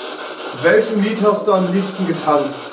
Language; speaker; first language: German; native; German